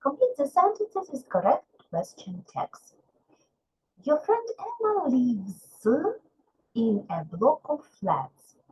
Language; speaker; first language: English; non-native, fluent; Ukrainian